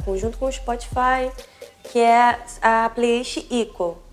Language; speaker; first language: Portuguese; native; Portuguese